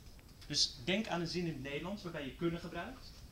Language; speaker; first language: Dutch; non-native, fluent; English